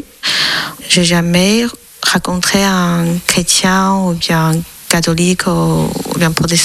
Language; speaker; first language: French; non-native, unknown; Chinese